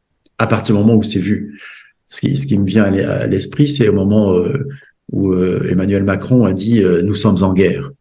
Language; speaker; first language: French; native; French